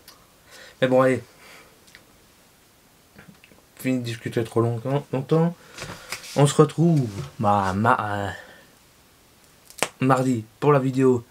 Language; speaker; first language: French; native; French